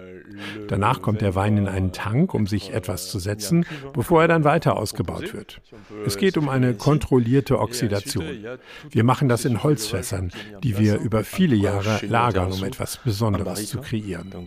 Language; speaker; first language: German; native; German